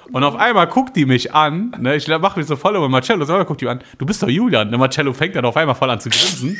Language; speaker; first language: German; native; German